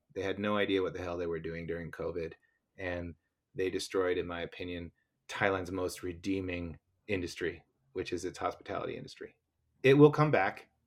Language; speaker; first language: English; native; English